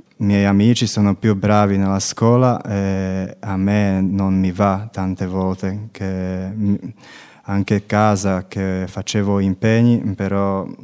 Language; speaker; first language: Italian; non-native, learner; Slovak